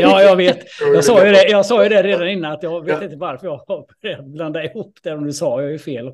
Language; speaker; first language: Swedish; native; Swedish